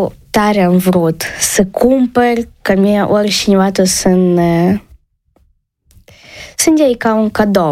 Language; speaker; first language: Romanian; non-native, local second language; Ukrainian